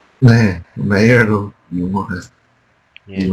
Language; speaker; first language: Korean; non-native, learner; Chinese